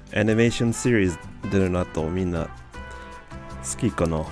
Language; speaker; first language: Japanese; non-native, learner; English